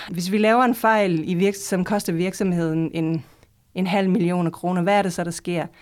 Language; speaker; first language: Danish; native; Danish